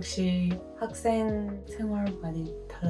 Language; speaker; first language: Korean; non-native, fluent; Dutch